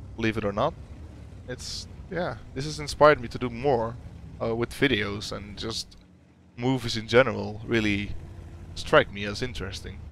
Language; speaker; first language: English; non-native, fluent; Dutch